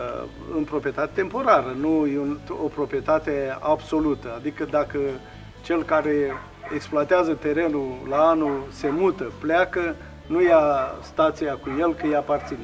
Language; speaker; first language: Romanian; native; Romanian